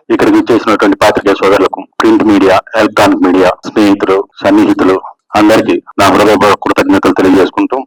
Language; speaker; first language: Telugu; native; Telugu